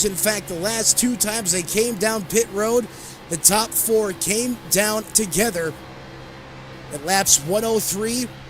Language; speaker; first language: English; native; English